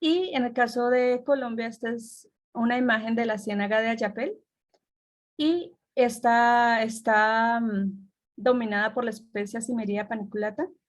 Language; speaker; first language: Spanish; native; Spanish